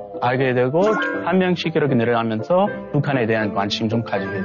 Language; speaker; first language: Korean; non-native, fluent; English